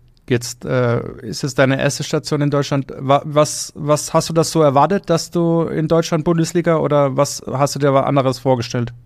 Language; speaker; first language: German; native; German